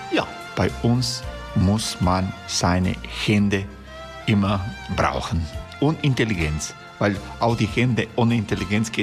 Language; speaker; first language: German; non-native, fluent; Croatian